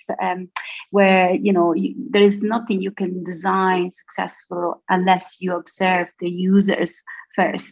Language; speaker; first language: English; non-native, fluent; Italian